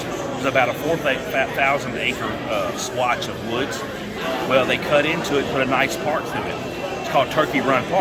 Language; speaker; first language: English; native; English